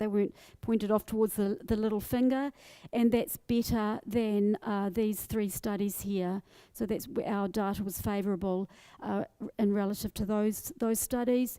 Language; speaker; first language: English; native; English